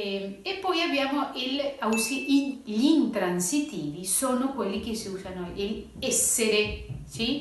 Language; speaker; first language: Italian; non-native, fluent; Spanish